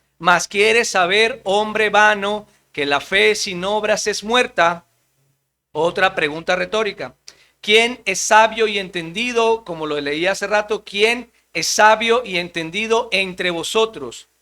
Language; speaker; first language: Spanish; native; Spanish